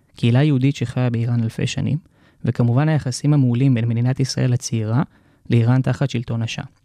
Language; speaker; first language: Hebrew; non-native, fluent; Persian